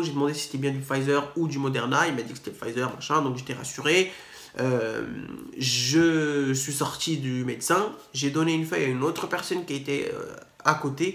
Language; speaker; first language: French; native; French